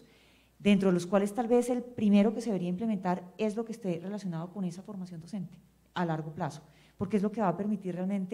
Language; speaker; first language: Spanish; native; Spanish